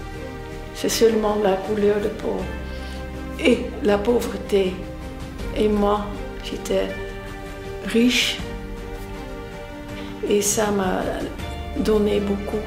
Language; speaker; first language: French; non-native, fluent; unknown